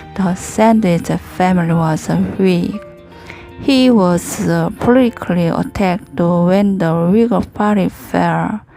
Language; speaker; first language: English; non-native, learner; Korean